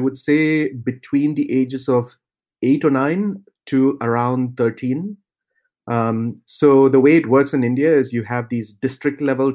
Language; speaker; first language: English; non-native, local second language; Malayalam